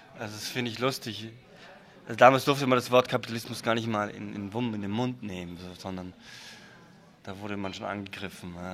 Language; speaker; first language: German; native; German